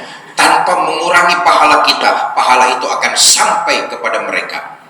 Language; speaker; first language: Indonesian; native; Indonesian